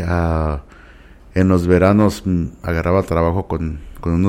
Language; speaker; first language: Spanish; early bilingual, heritage; Spanish